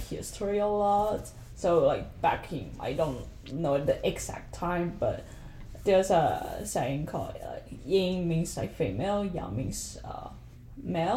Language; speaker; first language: English; non-native, fluent; Chinese